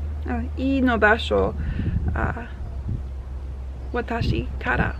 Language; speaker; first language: Japanese; non-native, learner; English